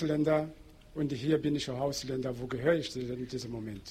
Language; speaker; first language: German; non-native, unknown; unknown